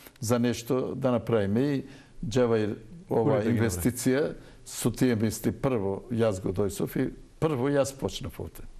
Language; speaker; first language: Macedonian; non-native, local second language; Turkish